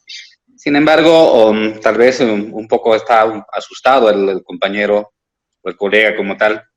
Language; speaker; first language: Spanish; native; Spanish